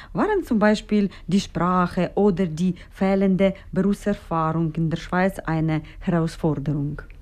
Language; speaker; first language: German; non-native, fluent; Ukrainian